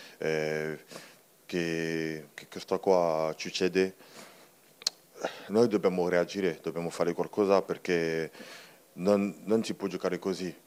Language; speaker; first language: Italian; non-native, learner; French